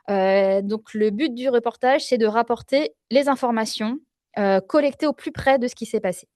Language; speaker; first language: French; native; French